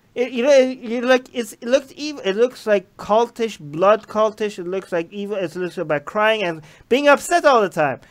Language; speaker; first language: English; non-native, fluent; Persian